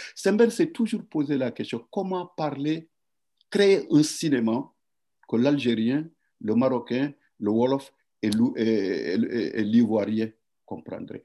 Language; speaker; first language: French; non-native, local second language; Wolof